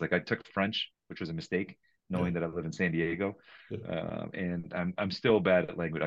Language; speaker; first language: English; native; English